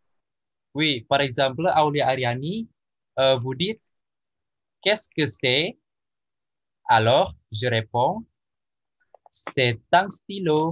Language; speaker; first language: French; non-native, learner; Indonesian